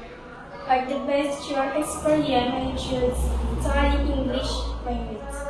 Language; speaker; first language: English; non-native, learner; Indonesian